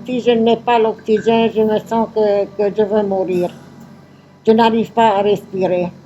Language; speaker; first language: French; non-native, local second language; Arabic